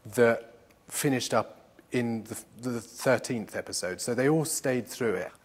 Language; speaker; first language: English; native; English